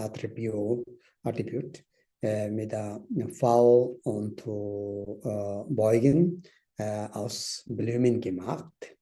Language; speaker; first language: German; non-native, learner; Tibetan